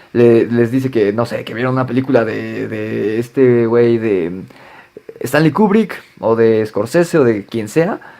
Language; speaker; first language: Spanish; native; Spanish